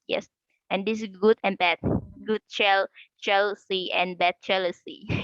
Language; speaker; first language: English; non-native, learner; Vietnamese